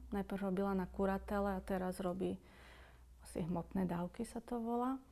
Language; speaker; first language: Slovak; native; Slovak